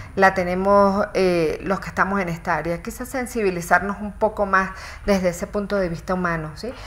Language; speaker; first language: Spanish; native; Spanish